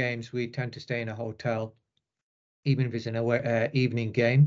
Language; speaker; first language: English; native; English